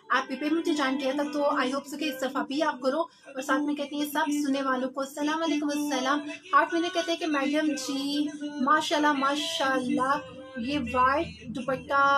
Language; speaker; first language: Urdu; non-native, local second language; Punjabi